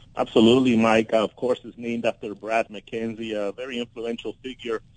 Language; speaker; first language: English; early bilingual, other home language; Spanish